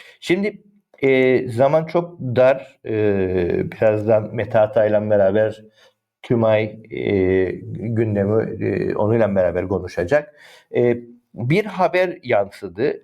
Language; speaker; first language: Turkish; native; Turkish